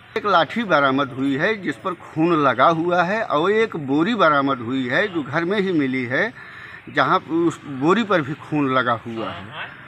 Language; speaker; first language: Hindi; native; Hindi